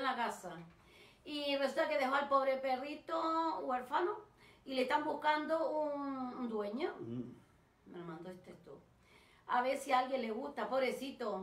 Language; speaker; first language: Spanish; native; Spanish